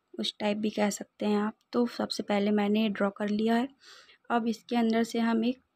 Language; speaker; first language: Hindi; native; Hindi